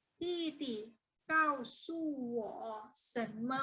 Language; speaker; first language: Chinese; non-native, fluent; Thai